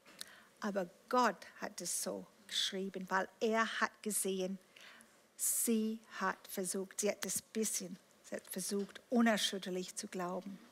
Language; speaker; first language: German; non-native, fluent; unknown